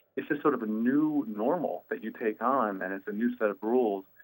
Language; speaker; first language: English; native; English